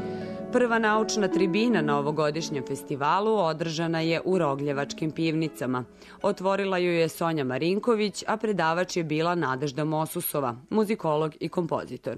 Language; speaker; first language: Serbian; native; Serbian